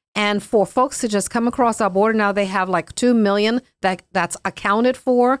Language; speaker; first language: English; native; English